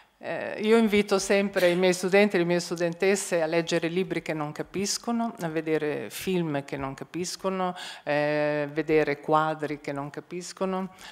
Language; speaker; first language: Italian; native; Italian